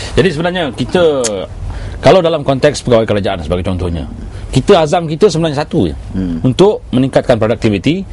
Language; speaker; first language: Malay; native; Malay